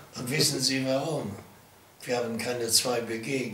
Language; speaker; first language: German; non-native, local second language; Luxembourgish